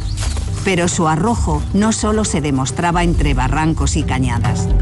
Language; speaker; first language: Spanish; native; Spanish